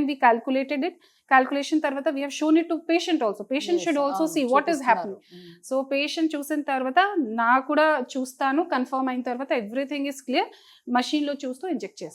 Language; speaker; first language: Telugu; non-native, fluent; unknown